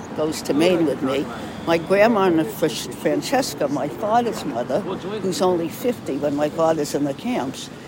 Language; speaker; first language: English; native; English